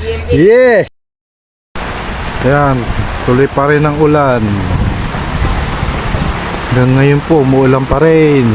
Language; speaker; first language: Filipino; native; Filipino